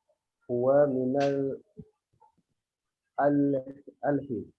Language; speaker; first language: Arabic; non-native, learner; Indonesian